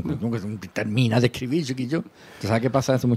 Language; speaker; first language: Spanish; native; Spanish